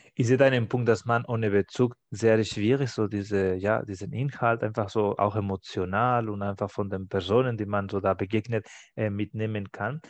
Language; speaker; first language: German; non-native, fluent; Spanish